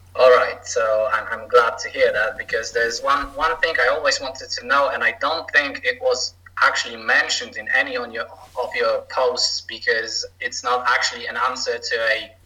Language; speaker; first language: English; non-native, fluent; Polish